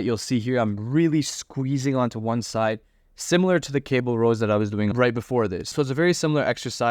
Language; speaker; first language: English; native; English